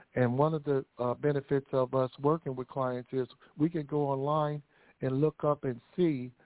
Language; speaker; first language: English; native; English